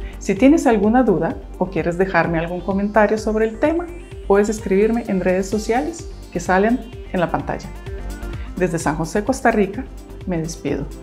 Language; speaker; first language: Spanish; non-native, fluent; Russian